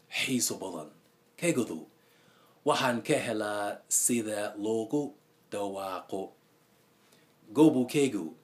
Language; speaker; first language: Somali; non-native, learner; English